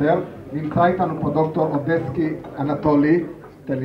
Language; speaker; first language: Hebrew; native; Hebrew